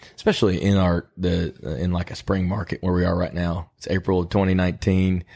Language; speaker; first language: English; native; English